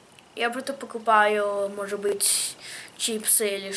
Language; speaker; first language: Russian; early bilingual, heritage; English